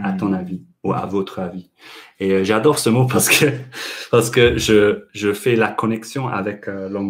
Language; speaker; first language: French; non-native, fluent; English